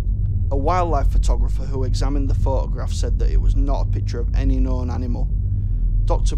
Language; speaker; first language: English; native; English